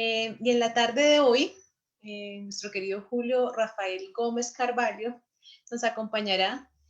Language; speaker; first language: Spanish; native; Spanish